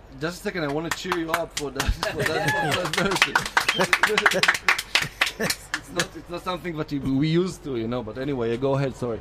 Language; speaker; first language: English; non-native, fluent; Hebrew